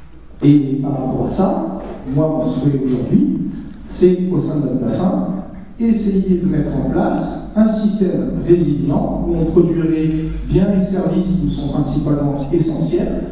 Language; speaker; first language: French; native; French